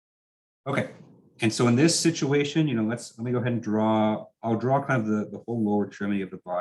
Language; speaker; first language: English; native; English